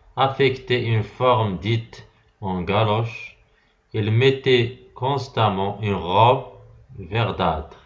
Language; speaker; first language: French; non-native, local second language; Arabic